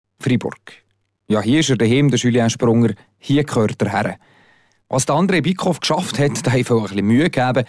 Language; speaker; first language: German; native; German